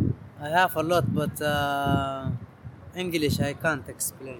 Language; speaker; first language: English; non-native, learner; Arabic